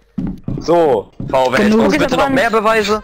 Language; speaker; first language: German; native; German